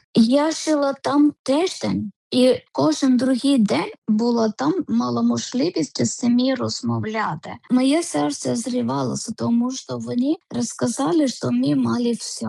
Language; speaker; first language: Ukrainian; non-native, learner; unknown